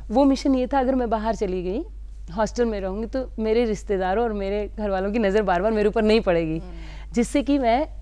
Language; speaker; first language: Hindi; native; Hindi